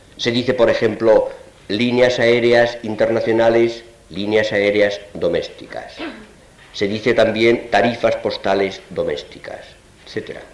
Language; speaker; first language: Spanish; native; Spanish